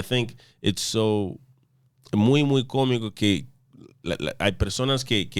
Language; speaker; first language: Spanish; early bilingual, other home language; English